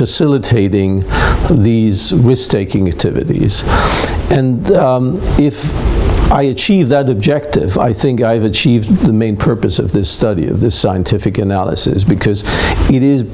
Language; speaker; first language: English; non-native, fluent; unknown